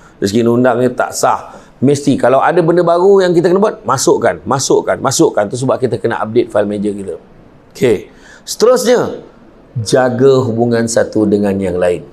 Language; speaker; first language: Malay; native; Malay